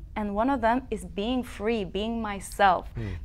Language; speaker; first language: English; non-native, fluent; Lithuanian